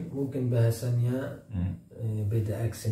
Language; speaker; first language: Indonesian; non-native, learner; Arabic